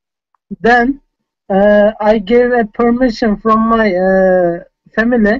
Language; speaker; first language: English; non-native, fluent; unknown